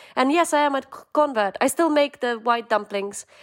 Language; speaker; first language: English; non-native, fluent; Russian